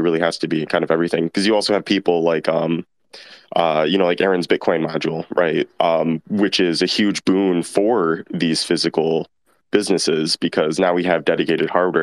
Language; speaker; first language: English; native; English